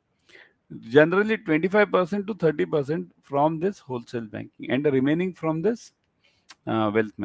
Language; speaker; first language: English; non-native, local second language; Hindi